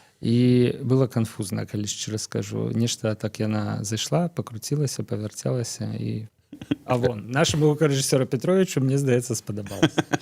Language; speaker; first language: Belarusian; native; Belarusian